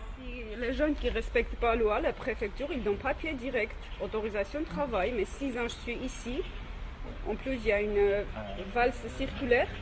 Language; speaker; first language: French; non-native, learner; Armenian